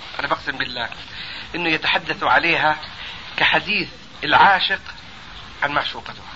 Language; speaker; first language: Arabic; native; Arabic